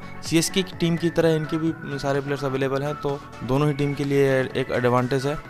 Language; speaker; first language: Hindi; native; Hindi